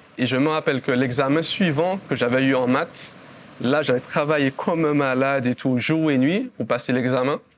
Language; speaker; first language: French; native; French